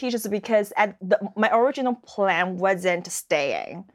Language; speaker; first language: English; non-native, fluent; Chinese